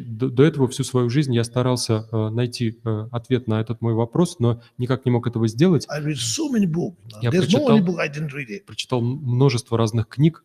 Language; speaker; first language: Russian; native; Russian